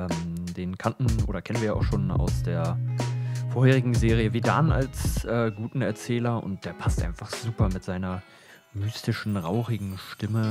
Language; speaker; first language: German; native; German